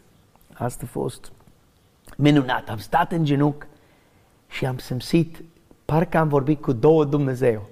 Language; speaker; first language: Romanian; non-native, learner; English